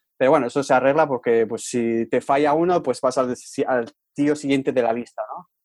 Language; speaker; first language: Spanish; native; Spanish